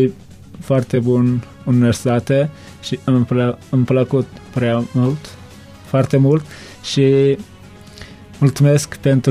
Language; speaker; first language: Romanian; non-native, learner; Turkmen